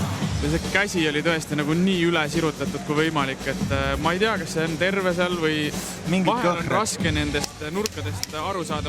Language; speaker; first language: Estonian; native; Estonian